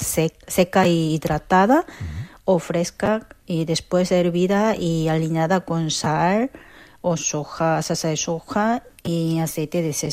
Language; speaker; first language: Spanish; non-native, fluent; Korean